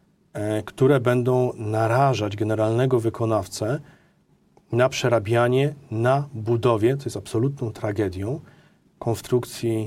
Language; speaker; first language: Polish; native; Polish